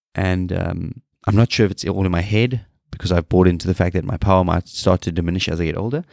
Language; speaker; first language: English; native; English